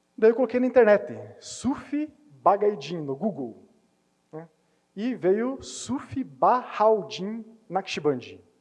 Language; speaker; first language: Portuguese; native; Portuguese